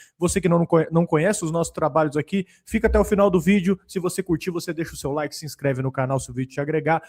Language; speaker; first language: Portuguese; native; Portuguese